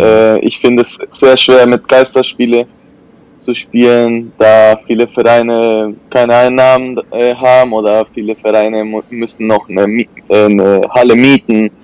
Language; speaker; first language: German; non-native, fluent; Spanish